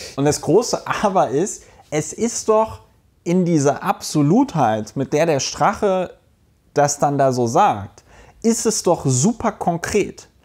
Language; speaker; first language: German; native; German